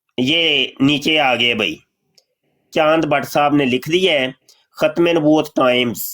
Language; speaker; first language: Urdu; non-native, local second language; Punjabi